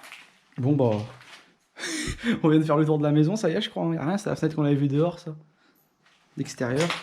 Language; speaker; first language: French; native; French